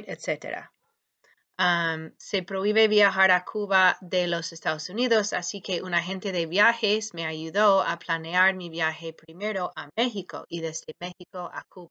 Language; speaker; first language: Spanish; non-native, fluent; English